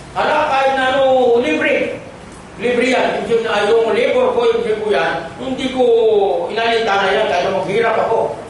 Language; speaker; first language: Filipino; non-native, local second language; Cebuano